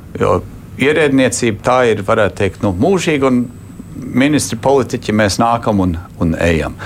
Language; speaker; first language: Latvian; early bilingual, heritage; Latvian